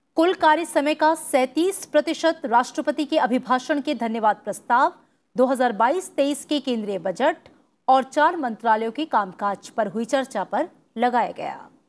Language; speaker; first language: Hindi; native; Hindi